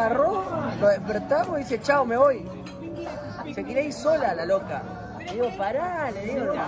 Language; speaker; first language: Spanish; native; Spanish